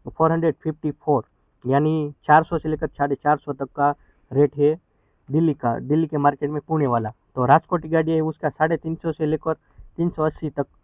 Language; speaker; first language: Hindi; non-native, local second language; Gujarati